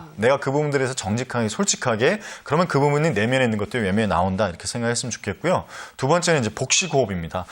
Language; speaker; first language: Korean; native; Korean